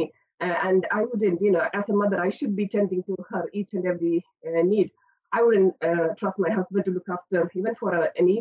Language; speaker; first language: English; non-native, local second language; Malayalam